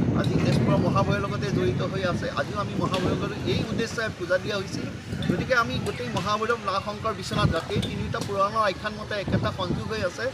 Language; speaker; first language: Assamese; native; Assamese